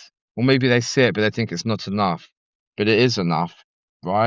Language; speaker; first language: English; native; English